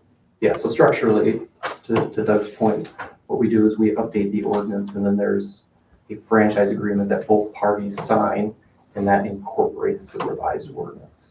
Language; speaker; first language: English; native; English